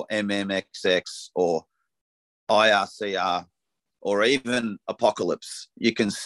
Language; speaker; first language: English; native; English